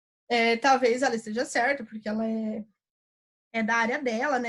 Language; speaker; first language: Portuguese; native; Portuguese